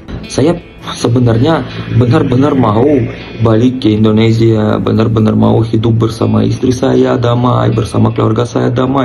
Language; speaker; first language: Indonesian; non-native, learner; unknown